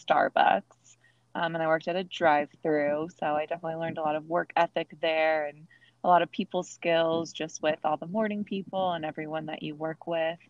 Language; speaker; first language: English; native; English